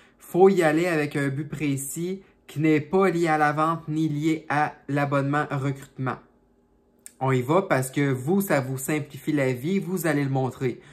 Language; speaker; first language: French; native; French